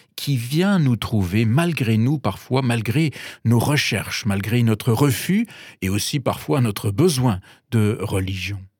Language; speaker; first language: French; non-native, fluent; German